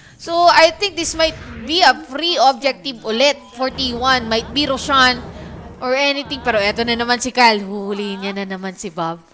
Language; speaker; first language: Filipino; non-native, local second language; Cebuano